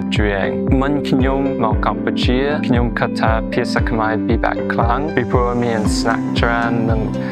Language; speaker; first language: Khmer; non-native, learner; English